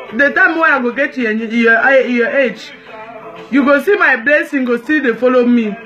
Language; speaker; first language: English; non-native, local second language; French